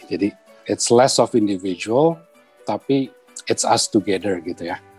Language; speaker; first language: English; non-native, fluent; Indonesian